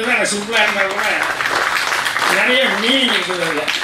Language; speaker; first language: Tamil; native; Tamil